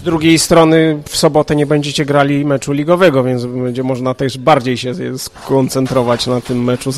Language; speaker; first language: Polish; native; Polish